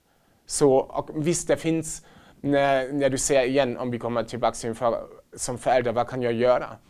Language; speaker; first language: Swedish; non-native, fluent; German